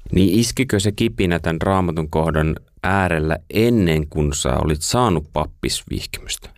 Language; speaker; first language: Finnish; native; Finnish